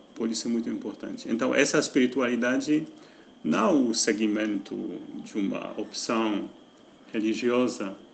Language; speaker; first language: Portuguese; non-native, fluent; Polish